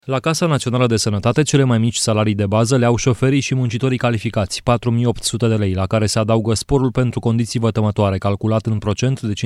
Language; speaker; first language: Romanian; native; Romanian